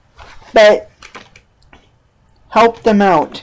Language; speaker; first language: English; native; English